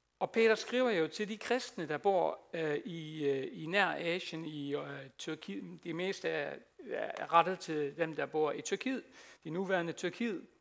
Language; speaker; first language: Danish; non-native, fluent; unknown